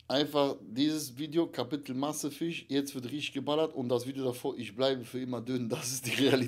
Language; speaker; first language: German; native; German